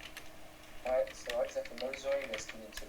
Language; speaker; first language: French; native; French